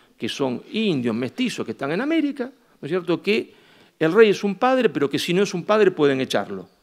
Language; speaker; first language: Spanish; native; Spanish